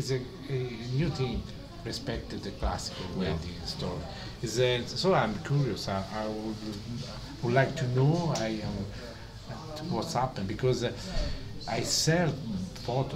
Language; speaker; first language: English; non-native, learner; Italian